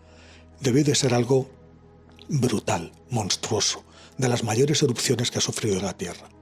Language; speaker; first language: Spanish; native; Spanish